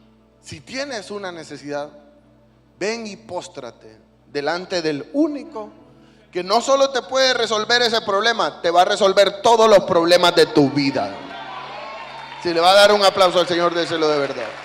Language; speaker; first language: Spanish; native; Spanish